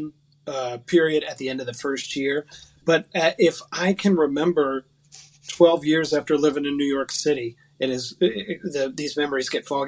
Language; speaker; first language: English; native; English